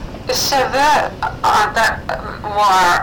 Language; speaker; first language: French; non-native, learner; Finnish